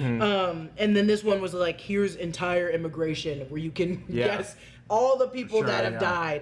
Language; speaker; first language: English; native; English